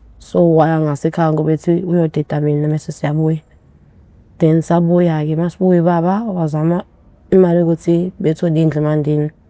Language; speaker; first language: Zulu; early bilingual, other home language; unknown